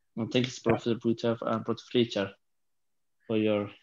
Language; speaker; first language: English; non-native, fluent; Somali